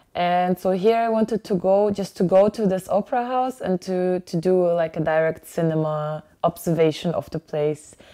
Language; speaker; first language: English; early bilingual, other home language; Ukrainian